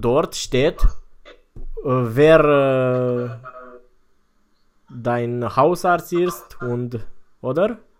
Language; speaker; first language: German; non-native, fluent; Romanian